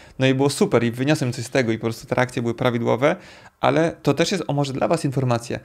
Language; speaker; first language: Polish; native; Polish